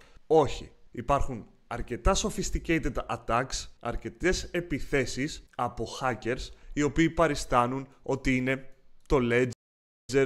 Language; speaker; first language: Greek; native; Greek